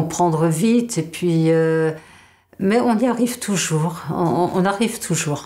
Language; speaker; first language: French; native; French